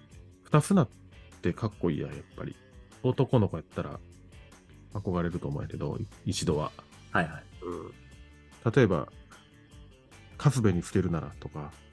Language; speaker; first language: Japanese; native; Japanese